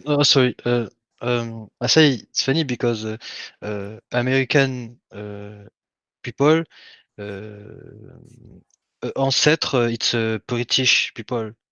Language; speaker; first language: English; non-native, learner; French